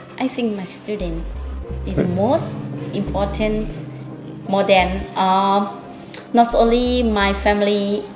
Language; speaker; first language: English; non-native, learner; Thai